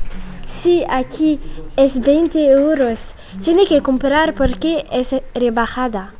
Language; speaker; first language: Spanish; non-native, learner; French